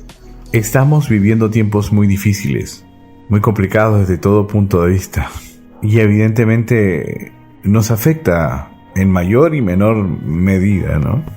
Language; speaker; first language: Spanish; native; Spanish